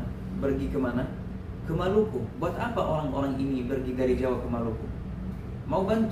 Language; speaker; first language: Indonesian; non-native, learner; Arabic